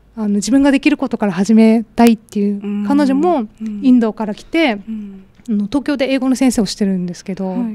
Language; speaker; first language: Japanese; native; Japanese